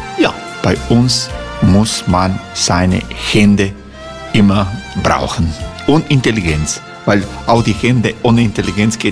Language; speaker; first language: German; non-native, fluent; Croatian